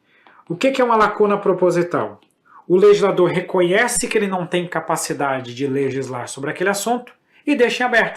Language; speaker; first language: Portuguese; native; Portuguese